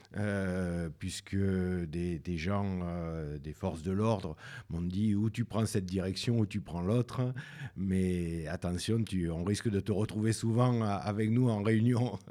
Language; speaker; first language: French; native; French